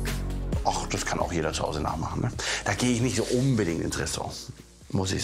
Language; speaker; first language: German; native; German